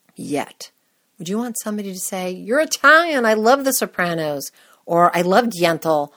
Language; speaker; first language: English; native; English